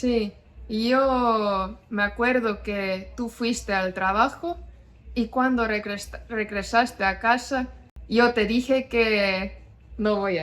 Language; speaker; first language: Spanish; non-native, fluent; Estonian